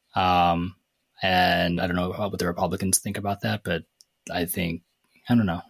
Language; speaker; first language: English; native; English